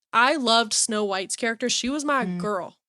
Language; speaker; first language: English; native; English